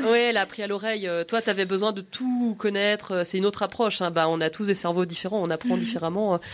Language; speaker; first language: French; native; French